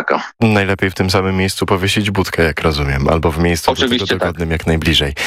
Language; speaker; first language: Polish; native; Polish